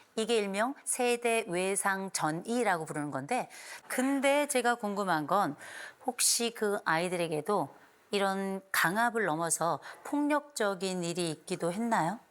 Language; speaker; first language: Korean; native; Korean